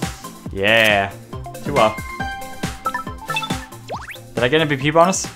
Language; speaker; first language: English; native; English